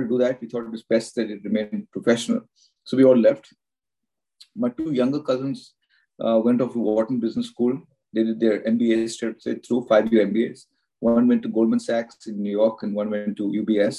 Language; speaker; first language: English; non-native, local second language; Hindi